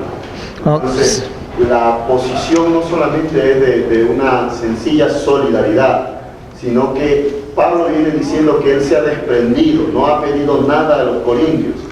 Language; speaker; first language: Spanish; native; Spanish